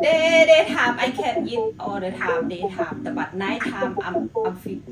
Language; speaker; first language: English; non-native, learner; Thai